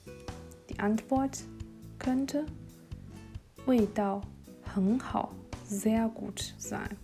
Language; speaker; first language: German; non-native, fluent; Chinese